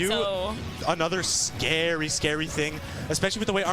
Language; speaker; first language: English; native; English